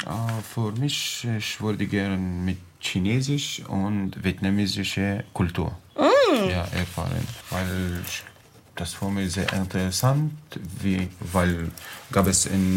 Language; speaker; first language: German; non-native, learner; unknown